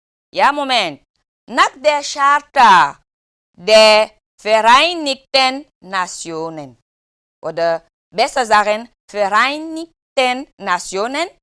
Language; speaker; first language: German; non-native, learner; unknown